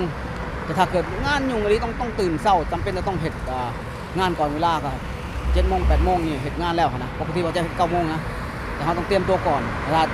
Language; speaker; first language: Thai; non-native, local second language; Northeastern Thai